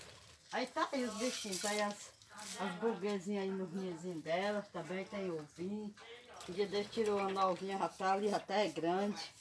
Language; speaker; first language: Portuguese; native; Portuguese